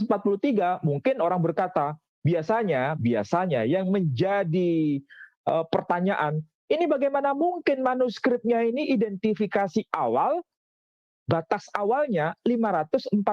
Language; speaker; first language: Indonesian; native; Indonesian